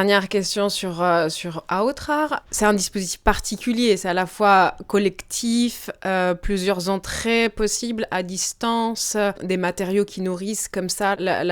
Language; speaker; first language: French; native; French